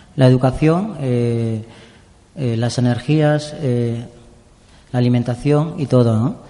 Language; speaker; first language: Spanish; native; Spanish